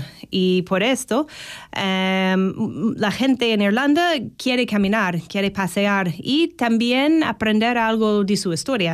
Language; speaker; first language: Spanish; non-native, learner; English